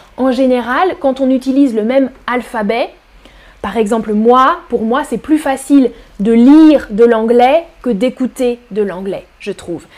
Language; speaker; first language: French; native; French